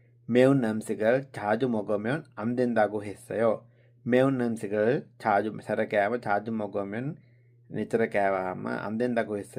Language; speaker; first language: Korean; non-native, fluent; Sinhala